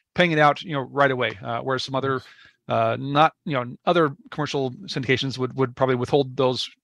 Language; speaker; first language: English; native; English